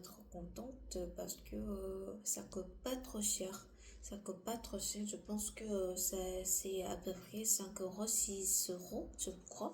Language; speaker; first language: French; non-native, learner; Korean